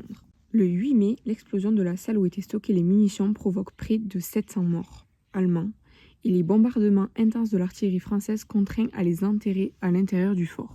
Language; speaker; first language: French; native; French